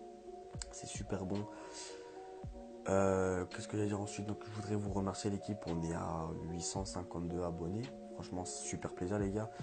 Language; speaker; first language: French; native; French